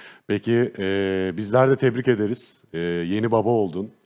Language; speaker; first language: Turkish; native; Turkish